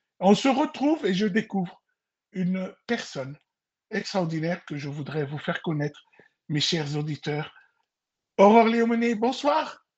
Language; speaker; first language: French; non-native, local second language; Arabic